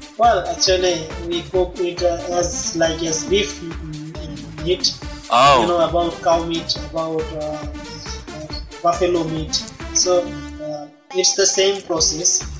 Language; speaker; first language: English; non-native, learner; Bangla